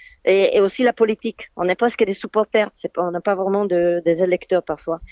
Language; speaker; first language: French; non-native, fluent; Italian